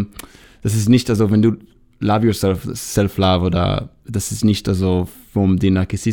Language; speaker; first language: German; non-native, learner; Hebrew